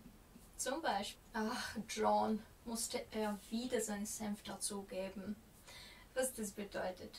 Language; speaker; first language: German; non-native, fluent; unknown